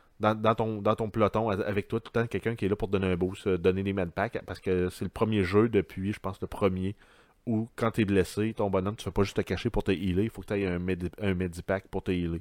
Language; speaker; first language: French; native; French